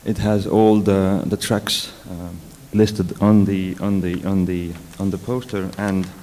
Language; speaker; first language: English; non-native, fluent; Estonian